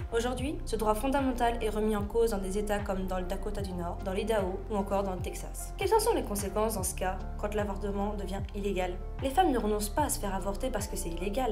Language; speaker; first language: French; native; French